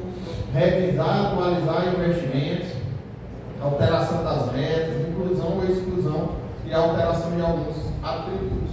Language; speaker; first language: Portuguese; native; Portuguese